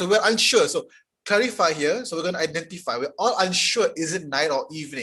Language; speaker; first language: English; non-native, local second language; Malay